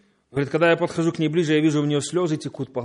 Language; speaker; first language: Polish; non-native, learner; Russian